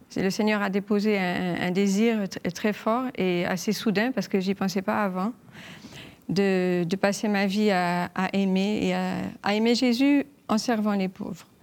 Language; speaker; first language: French; native; French